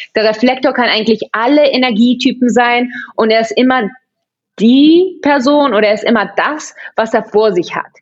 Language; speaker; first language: German; early bilingual, heritage; German